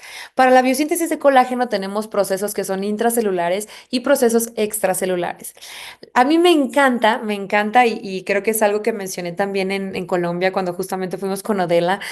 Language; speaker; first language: Spanish; native; Spanish